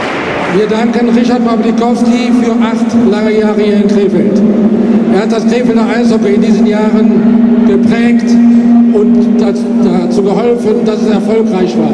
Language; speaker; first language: German; native; German